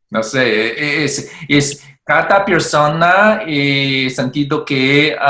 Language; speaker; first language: Spanish; non-native, learner; Chinese